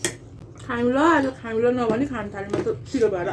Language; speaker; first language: Nepali; native; Nepali